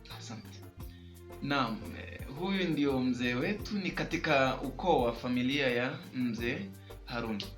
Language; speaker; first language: Swahili; native; Swahili